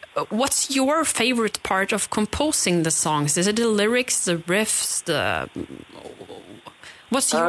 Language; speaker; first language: English; non-native, fluent; Norwegian